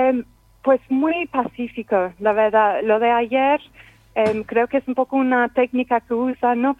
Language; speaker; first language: Spanish; non-native, fluent; English